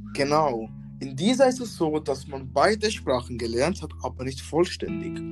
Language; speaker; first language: German; early bilingual, other home language; English